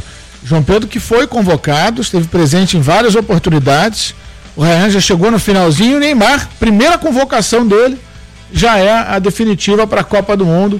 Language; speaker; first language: Portuguese; native; Portuguese